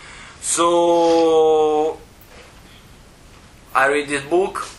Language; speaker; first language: English; non-native, learner; Italian